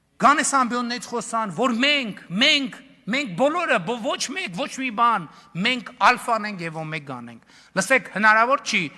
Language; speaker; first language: Armenian; native; Armenian